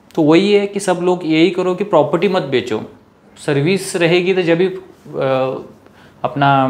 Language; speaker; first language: Hindi; non-native, local second language; Marathi